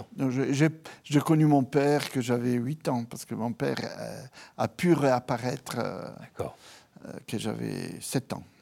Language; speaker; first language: French; non-native, fluent; Italian